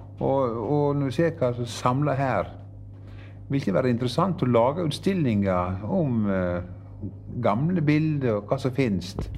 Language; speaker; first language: Norwegian; native; Norwegian